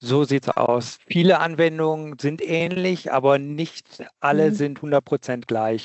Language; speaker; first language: German; native; German